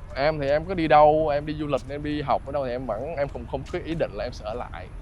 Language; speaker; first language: Vietnamese; native; Vietnamese